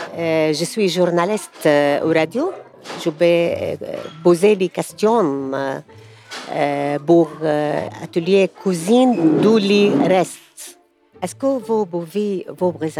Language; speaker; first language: French; non-native, learner; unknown